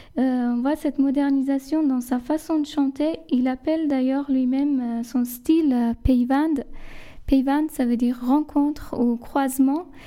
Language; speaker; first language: French; non-native, fluent; Persian